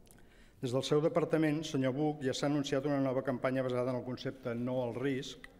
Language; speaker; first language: Catalan; native; Catalan